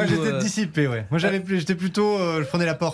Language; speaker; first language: French; native; French